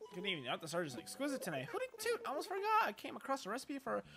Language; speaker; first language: English; native; English